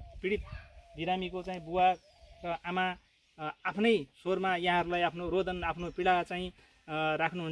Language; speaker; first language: Nepali; native; Nepali